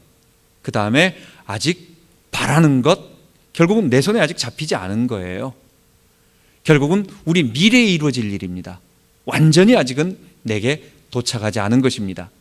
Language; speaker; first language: Korean; native; Korean